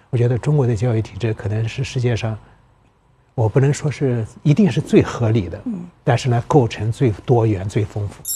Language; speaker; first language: Chinese; native; Chinese